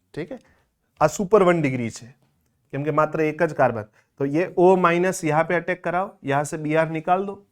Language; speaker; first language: Hindi; non-native, local second language; Gujarati